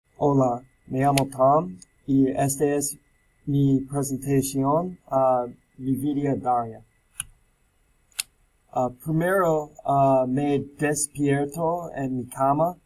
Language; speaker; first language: Spanish; non-native, learner; English